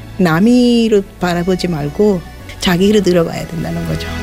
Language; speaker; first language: Korean; non-native, fluent; Sinhala